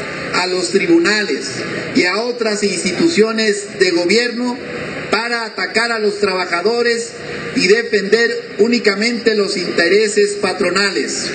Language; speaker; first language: Spanish; native; Spanish